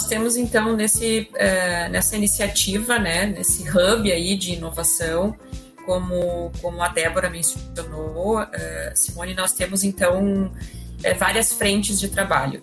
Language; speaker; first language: Portuguese; native; Portuguese